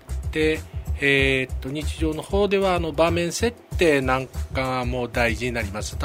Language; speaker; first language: Japanese; native; Japanese